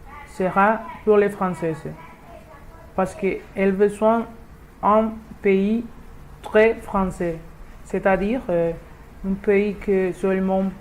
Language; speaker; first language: French; non-native, learner; Spanish